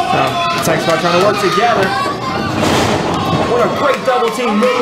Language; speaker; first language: English; native; English